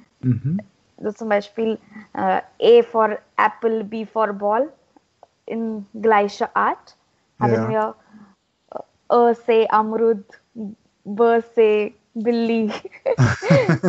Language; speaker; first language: German; non-native, learner; Marathi